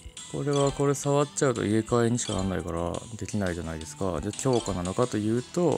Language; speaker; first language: Japanese; native; Japanese